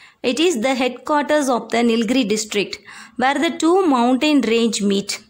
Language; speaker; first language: English; non-native, local second language; Tamil